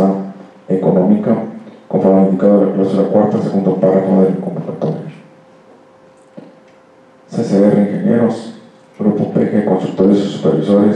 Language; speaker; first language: Spanish; native; Spanish